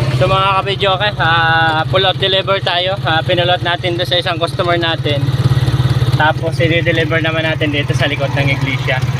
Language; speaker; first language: Filipino; native; Filipino